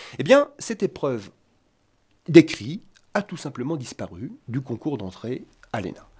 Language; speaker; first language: French; native; French